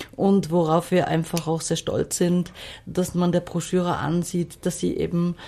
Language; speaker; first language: German; non-native, fluent; Arabic